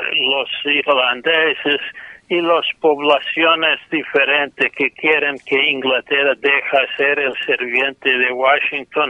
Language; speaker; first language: Spanish; non-native, fluent; English